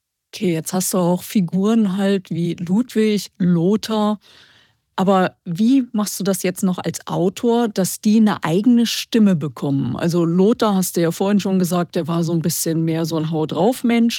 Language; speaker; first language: German; native; German